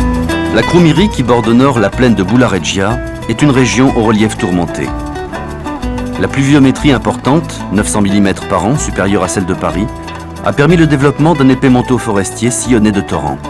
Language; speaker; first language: French; native; French